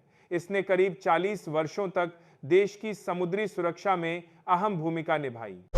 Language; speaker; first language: Hindi; native; Hindi